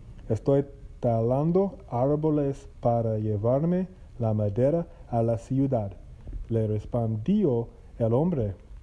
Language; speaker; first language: Spanish; non-native, learner; English